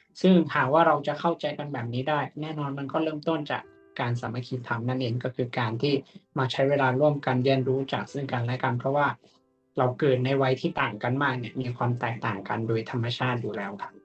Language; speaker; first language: Thai; native; Thai